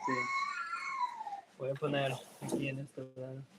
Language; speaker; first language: Spanish; non-native, learner; English